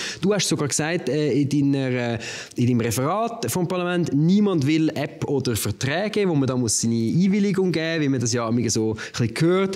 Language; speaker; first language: German; native; German